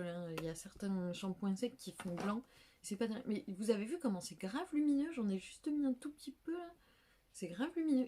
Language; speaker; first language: French; native; French